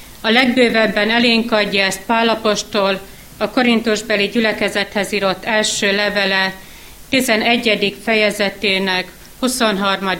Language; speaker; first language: Hungarian; native; Hungarian